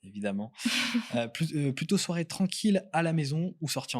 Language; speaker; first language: French; native; French